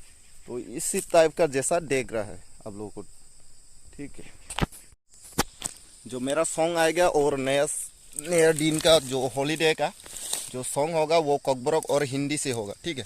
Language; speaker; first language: Hindi; non-native, local second language; Kok Borok